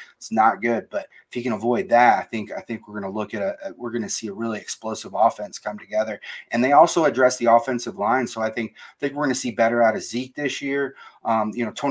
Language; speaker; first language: English; native; English